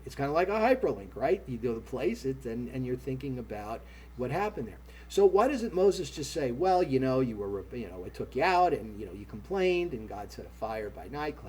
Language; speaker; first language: English; native; English